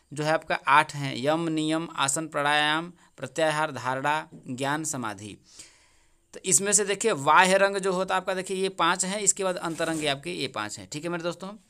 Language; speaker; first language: Hindi; native; Hindi